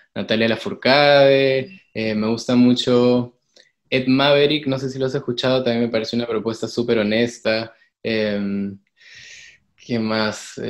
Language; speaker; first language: Spanish; native; Spanish